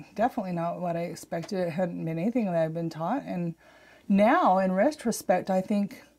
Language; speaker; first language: English; native; English